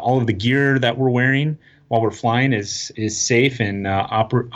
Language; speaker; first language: English; native; English